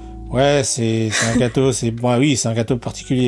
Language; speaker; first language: French; native; French